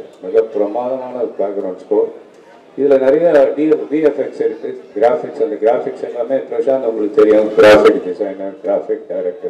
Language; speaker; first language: Tamil; native; Tamil